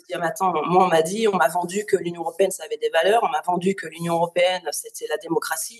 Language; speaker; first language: French; native; French